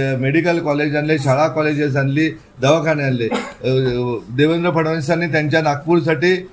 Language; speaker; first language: Marathi; native; Marathi